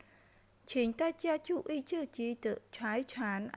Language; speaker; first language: Chinese; non-native, fluent; Khmer